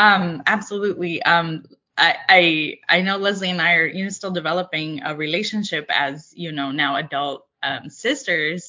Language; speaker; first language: English; early bilingual, other home language; Spanish